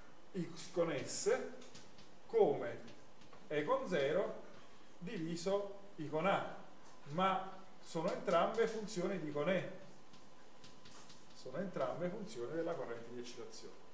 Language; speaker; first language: Italian; native; Italian